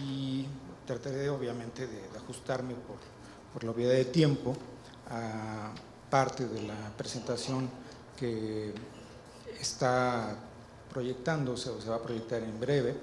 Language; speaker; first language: Spanish; native; Spanish